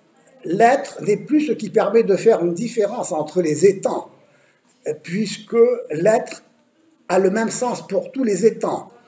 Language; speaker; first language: French; native; French